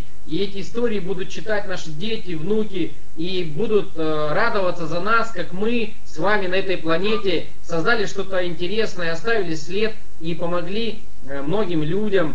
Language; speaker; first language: Russian; native; Russian